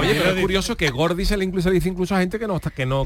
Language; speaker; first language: Spanish; native; Spanish